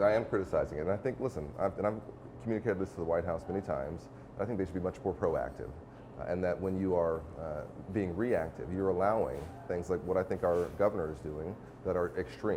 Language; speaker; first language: English; native; English